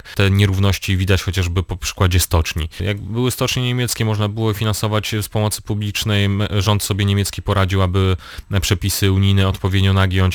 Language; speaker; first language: Polish; native; Polish